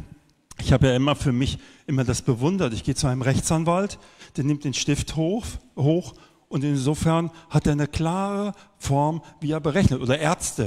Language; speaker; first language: German; native; German